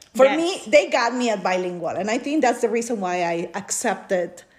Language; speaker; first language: English; non-native, fluent; Spanish